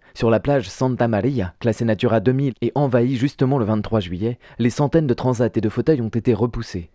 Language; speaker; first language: French; native; French